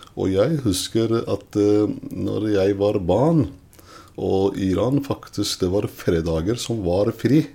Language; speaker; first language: Norwegian; non-native, fluent; Persian